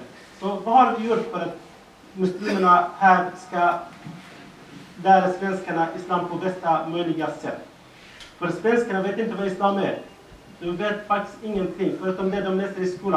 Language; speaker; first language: Swedish; non-native, fluent; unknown